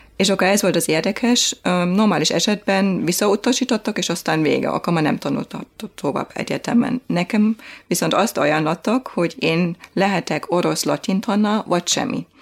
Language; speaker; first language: Hungarian; non-native, fluent; German